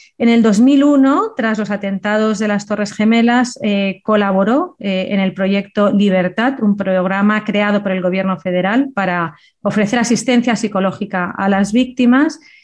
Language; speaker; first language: Spanish; native; Spanish